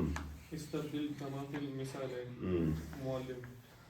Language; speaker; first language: Arabic; non-native, learner; Urdu